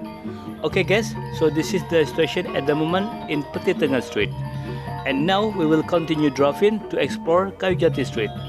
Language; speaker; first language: English; non-native, local second language; Indonesian